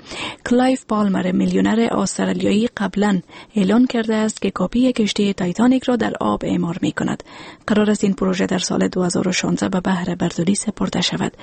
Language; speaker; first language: Persian; native; Persian